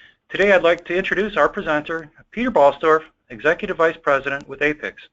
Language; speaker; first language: English; native; English